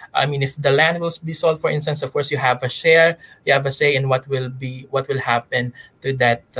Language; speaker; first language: English; non-native, local second language; Pampanga